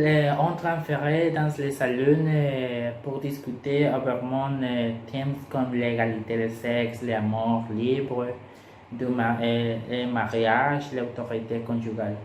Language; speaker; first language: French; non-native, learner; Spanish